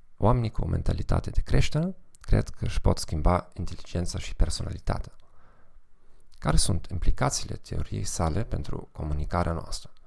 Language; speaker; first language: Romanian; non-native, fluent; German